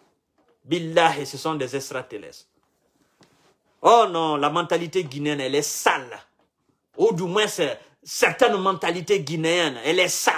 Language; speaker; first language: French; non-native, local second language; Mandingo